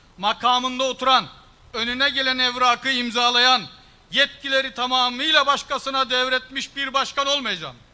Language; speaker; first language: Turkish; early bilingual, heritage; Turkish